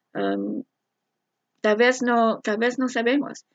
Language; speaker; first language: Spanish; non-native, fluent; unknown